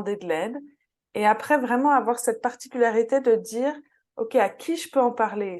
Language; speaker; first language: French; native; French